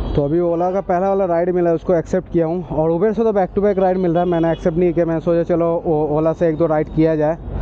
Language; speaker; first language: Hindi; non-native, local second language; Bangla